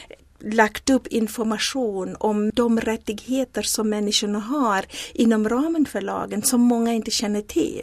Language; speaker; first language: Swedish; non-native, fluent; Zulu